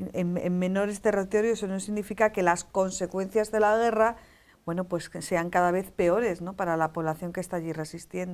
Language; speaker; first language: Spanish; native; Spanish